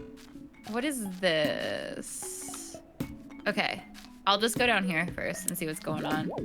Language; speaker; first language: English; native; English